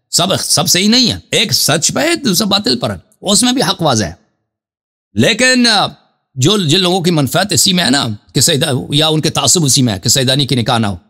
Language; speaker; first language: Urdu; non-native, fluent; Persian